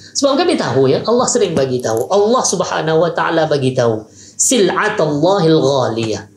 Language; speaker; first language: Malay; native; Malay